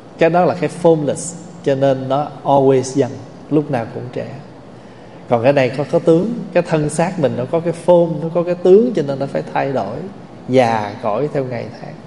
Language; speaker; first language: Vietnamese; native; Vietnamese